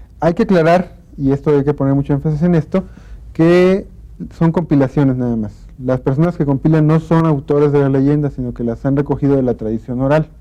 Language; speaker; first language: Spanish; native; Spanish